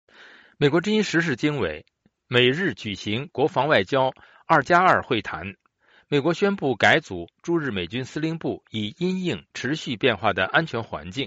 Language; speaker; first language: Chinese; native; Chinese